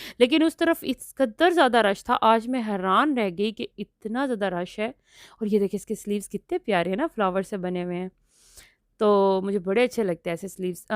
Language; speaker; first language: Urdu; non-native, local second language; Punjabi